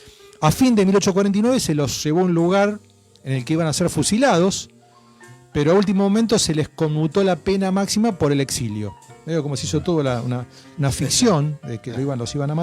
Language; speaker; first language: Spanish; native; Spanish